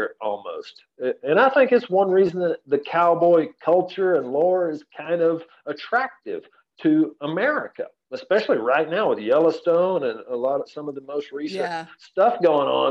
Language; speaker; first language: English; native; English